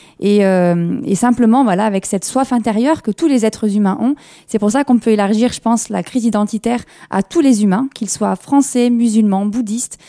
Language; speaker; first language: French; early bilingual, other home language; Kabyle